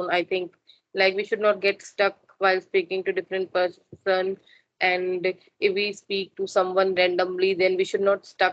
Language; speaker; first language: English; non-native, learner; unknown